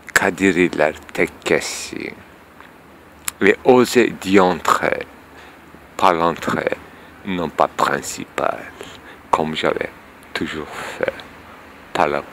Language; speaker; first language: French; non-native, fluent; Turkish